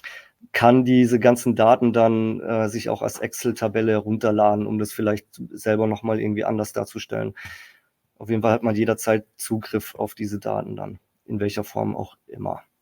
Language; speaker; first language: German; native; German